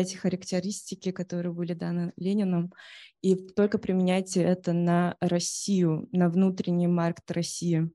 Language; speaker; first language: Russian; early bilingual, heritage; Russian